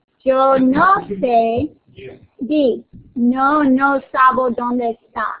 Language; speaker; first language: Spanish; non-native, fluent; English